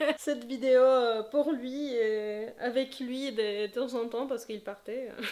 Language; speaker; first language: French; non-native, fluent; Spanish